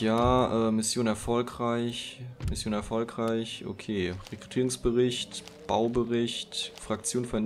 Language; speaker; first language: German; native; German